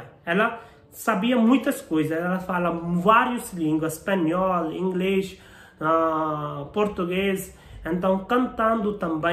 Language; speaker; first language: Portuguese; non-native, learner; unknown